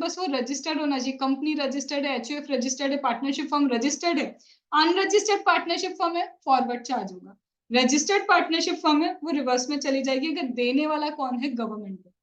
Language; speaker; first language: Hindi; native; Hindi